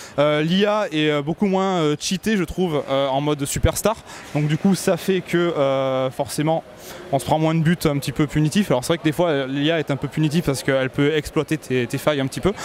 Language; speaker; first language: French; native; French